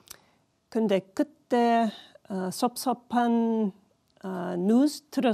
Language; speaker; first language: Korean; non-native, learner; English